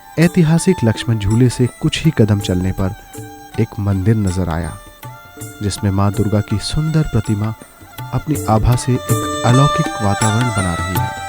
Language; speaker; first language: Hindi; native; Hindi